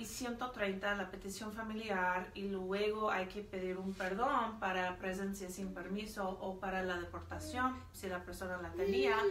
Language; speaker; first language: Spanish; non-native, fluent; English